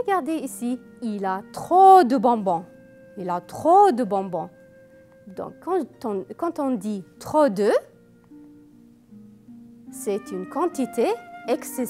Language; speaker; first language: French; non-native, fluent; Arabic